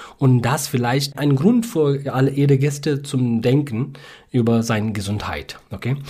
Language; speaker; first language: German; non-native, learner; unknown